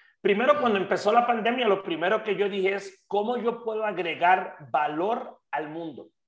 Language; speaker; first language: Spanish; native; Spanish